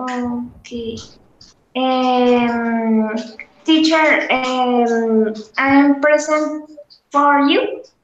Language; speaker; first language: English; non-native, learner; Spanish